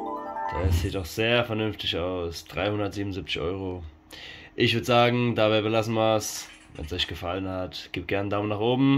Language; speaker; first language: German; native; German